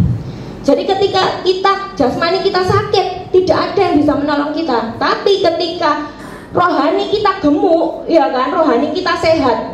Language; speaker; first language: Indonesian; native; Indonesian